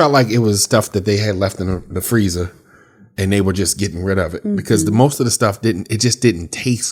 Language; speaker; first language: English; native; English